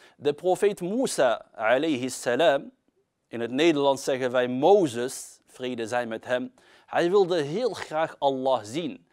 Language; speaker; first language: Dutch; early bilingual, other home language; Arabic